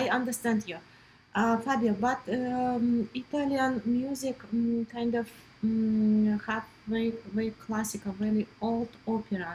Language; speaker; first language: English; non-native, learner; Russian